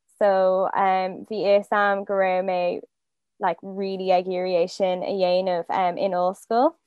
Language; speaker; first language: Irish; non-native, local second language; English